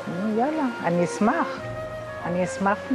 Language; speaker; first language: Hebrew; early bilingual, other home language; Croatian